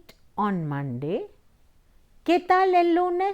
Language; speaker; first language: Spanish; non-native, fluent; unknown